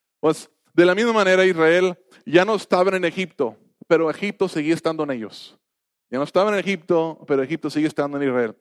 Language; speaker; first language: Spanish; non-native, fluent; English